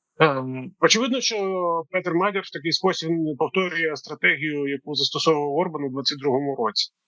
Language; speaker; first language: Ukrainian; native; Ukrainian